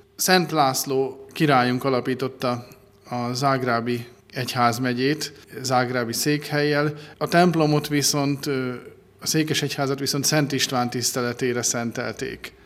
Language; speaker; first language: Hungarian; native; Hungarian